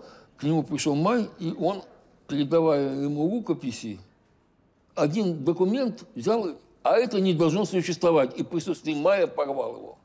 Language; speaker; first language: Russian; native; Russian